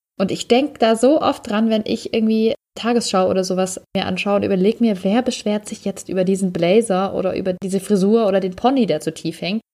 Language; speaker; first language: German; native; German